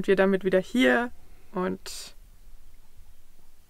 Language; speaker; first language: German; native; German